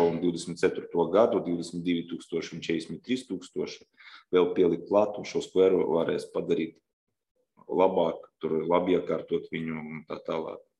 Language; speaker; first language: Latvian; non-native, local second language; Russian